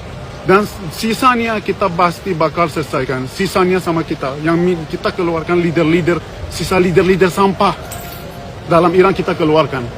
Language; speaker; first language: Indonesian; non-native, learner; Persian